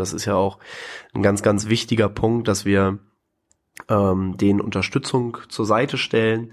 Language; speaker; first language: German; native; German